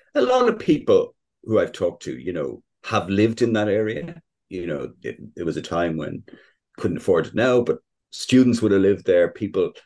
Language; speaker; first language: English; native; English